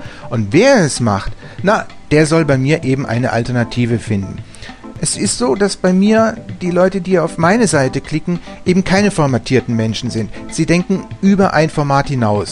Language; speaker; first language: German; native; German